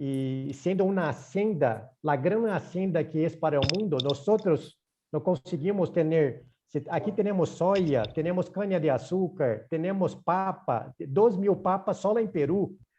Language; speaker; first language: Spanish; non-native, fluent; Portuguese